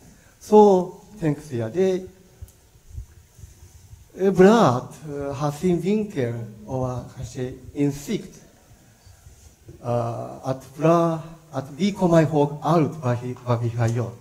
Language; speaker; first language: Swedish; non-native, learner; Japanese